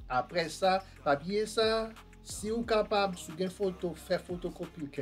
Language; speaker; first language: French; non-native, learner; Haitian Creole